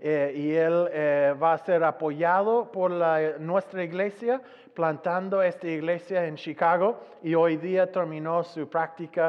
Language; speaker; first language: Spanish; non-native, fluent; English